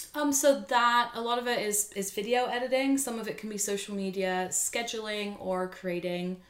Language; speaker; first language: English; non-native, fluent; Dutch